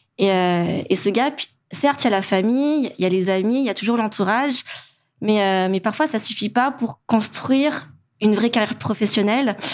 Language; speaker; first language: French; non-native, local second language; Malagasy